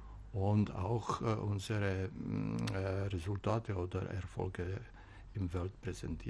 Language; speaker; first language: German; non-native, fluent; Czech